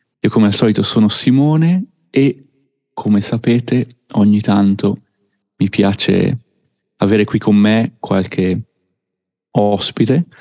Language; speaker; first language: Italian; native; Italian